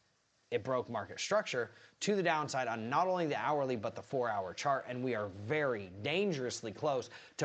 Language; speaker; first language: English; native; English